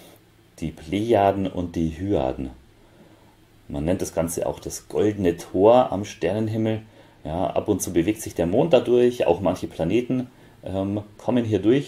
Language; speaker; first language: German; native; German